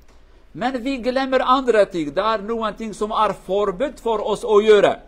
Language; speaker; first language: Norwegian; non-native, learner; Kurdish